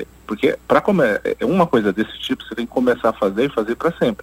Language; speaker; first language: Portuguese; native; Portuguese